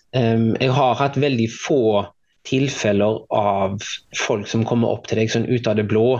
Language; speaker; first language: Norwegian; native; Norwegian